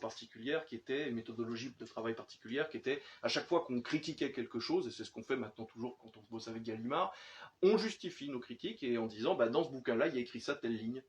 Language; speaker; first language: French; native; French